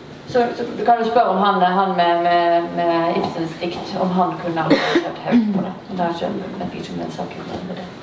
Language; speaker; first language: Norwegian; native; Norwegian